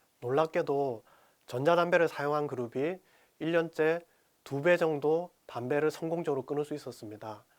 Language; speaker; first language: Korean; native; Korean